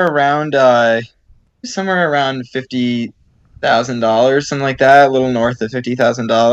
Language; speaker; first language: English; native; English